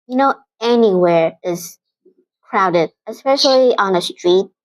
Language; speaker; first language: English; non-native, fluent; Vietnamese